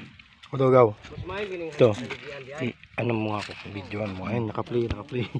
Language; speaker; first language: Filipino; non-native, local second language; Cebuano